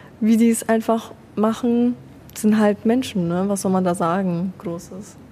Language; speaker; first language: German; early bilingual, other home language; Persian